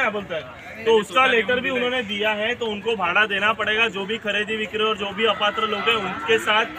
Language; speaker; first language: Hindi; non-native, local second language; Marathi